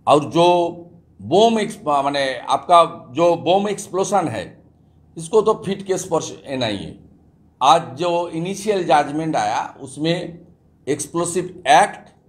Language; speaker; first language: Hindi; non-native, local second language; Bangla